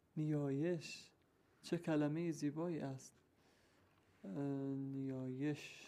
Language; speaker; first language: Persian; non-native, learner; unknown